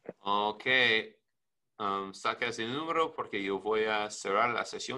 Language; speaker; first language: Spanish; non-native, learner; English